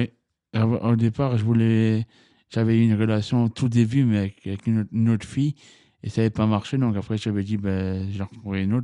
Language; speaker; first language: French; native; French